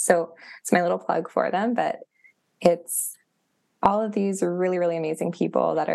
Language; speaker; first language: English; native; English